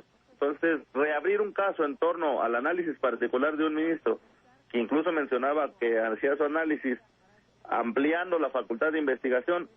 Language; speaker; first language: Spanish; native; Spanish